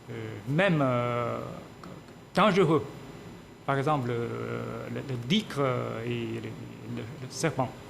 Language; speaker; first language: French; non-native, fluent; Chinese